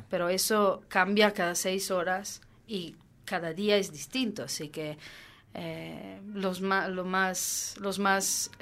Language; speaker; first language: Spanish; non-native, fluent; Italian